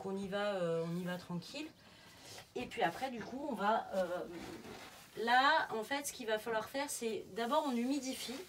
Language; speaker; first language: French; native; French